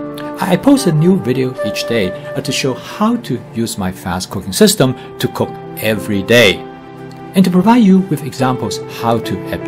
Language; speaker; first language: English; non-native, fluent; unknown